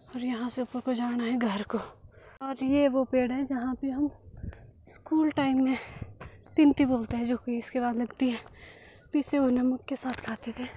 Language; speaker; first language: Hindi; native; Hindi